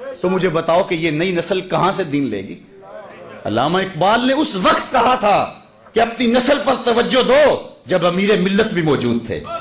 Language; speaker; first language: Urdu; non-native, local second language; Punjabi